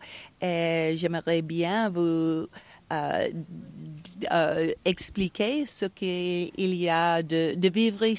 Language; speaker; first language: French; non-native, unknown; English